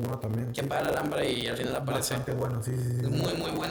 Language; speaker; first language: Spanish; native; Spanish